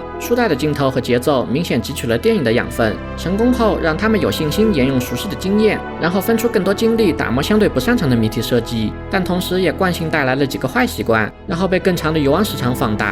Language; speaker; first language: Chinese; native; Chinese